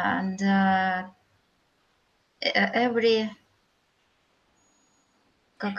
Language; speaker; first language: English; non-native, learner; Russian